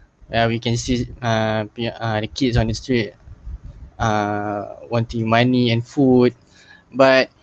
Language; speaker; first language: English; non-native, local second language; Malay